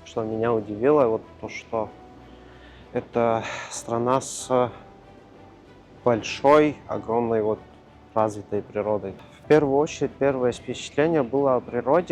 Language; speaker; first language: Russian; early bilingual, other home language; Arabic